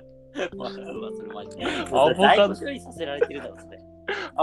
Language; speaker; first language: Japanese; native; Japanese